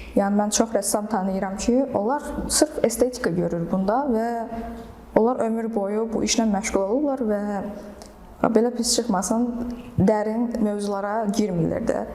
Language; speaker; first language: Azerbaijani; early bilingual, heritage; Azerbaijani